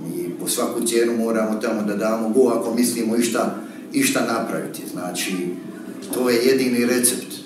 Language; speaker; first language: Croatian; native; Croatian